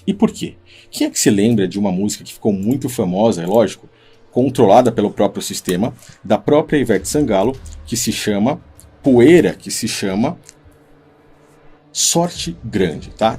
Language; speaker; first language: Portuguese; native; Portuguese